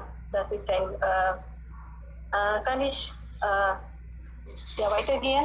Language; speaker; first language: German; non-native, learner; Hindi